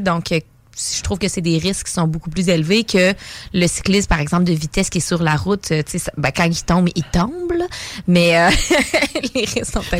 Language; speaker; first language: French; native; French